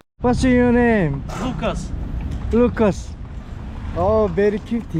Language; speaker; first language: English; non-native, learner; Korean